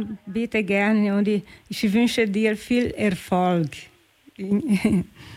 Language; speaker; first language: German; non-native, fluent; Portuguese